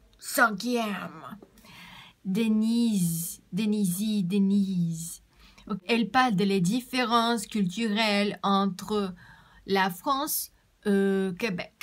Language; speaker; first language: French; non-native, learner; Portuguese